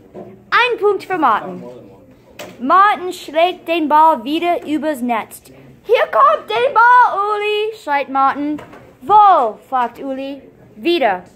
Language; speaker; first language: German; non-native, fluent; English